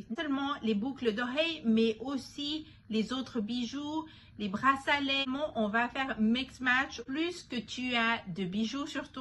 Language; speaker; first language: French; non-native, fluent; Spanish